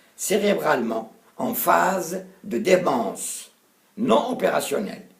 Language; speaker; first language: French; non-native, local second language; Arabic